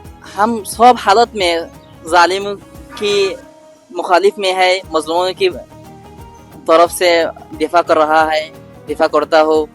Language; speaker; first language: Hindi; non-native, learner; Bangla